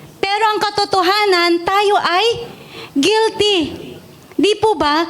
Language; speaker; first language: Filipino; non-native, local second language; Iloko